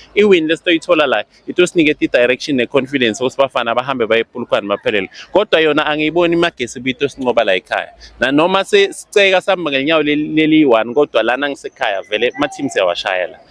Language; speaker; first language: Zulu; non-native, local second language; Swati